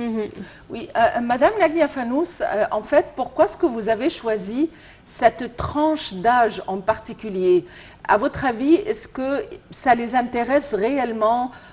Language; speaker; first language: French; non-native, fluent; Arabic